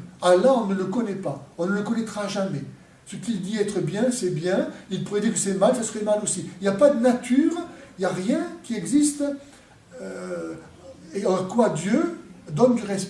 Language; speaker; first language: French; native; French